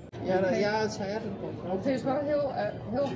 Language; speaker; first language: Dutch; native; Dutch